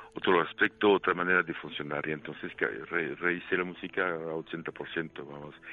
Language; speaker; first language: Spanish; non-native, fluent; French